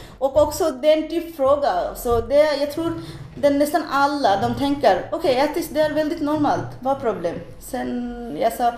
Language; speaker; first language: Swedish; non-native, learner; Bangla